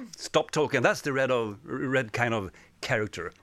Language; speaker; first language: English; non-native, fluent; Swedish